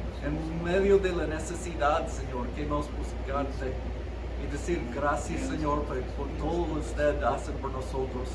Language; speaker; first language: Spanish; early bilingual, heritage; Spanish